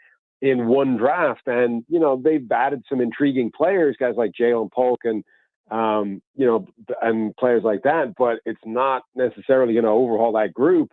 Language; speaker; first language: English; native; English